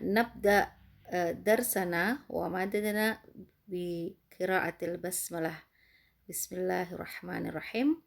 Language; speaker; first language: Arabic; non-native, fluent; Indonesian